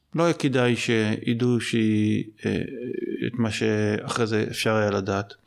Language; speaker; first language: Hebrew; native; Hebrew